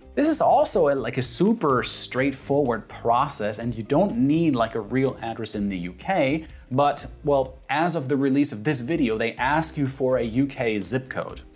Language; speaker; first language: English; non-native, fluent; German